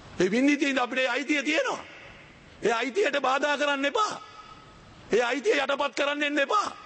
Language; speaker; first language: Sinhala; non-native, local second language; Tamil